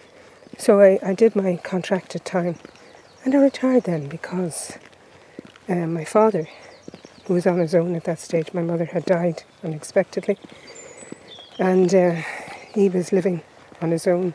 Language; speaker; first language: English; native; English